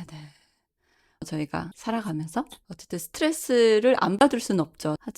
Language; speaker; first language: Korean; native; Korean